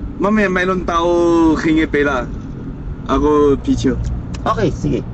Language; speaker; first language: Filipino; non-native, learner; Chinese